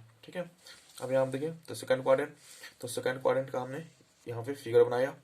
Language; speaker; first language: Hindi; native; Hindi